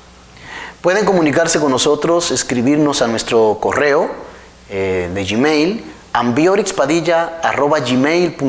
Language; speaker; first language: Spanish; native; Spanish